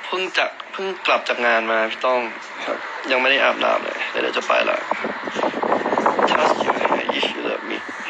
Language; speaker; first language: Thai; native; Thai